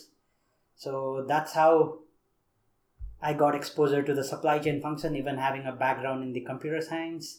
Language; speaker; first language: English; non-native, local second language; Nepali